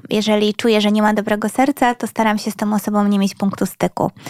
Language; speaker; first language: Polish; early bilingual, other home language; Swedish